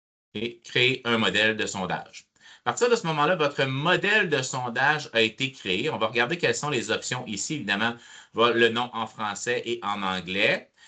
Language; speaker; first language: French; native; French